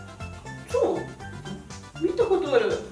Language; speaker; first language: Japanese; non-native, learner; Spanish